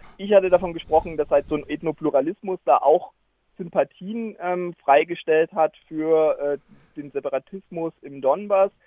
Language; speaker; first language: German; native; German